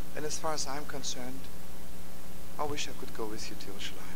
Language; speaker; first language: English; native; English